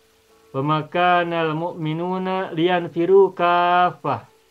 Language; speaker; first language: Arabic; non-native, fluent; Indonesian